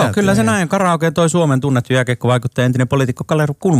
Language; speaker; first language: Finnish; native; Finnish